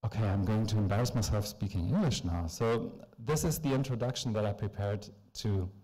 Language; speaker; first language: English; non-native, fluent; German